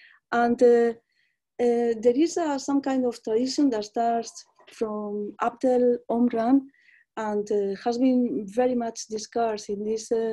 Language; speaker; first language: English; non-native, fluent; Spanish